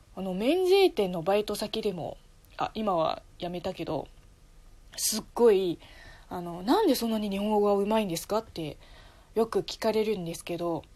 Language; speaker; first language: Japanese; non-native, fluent; Chinese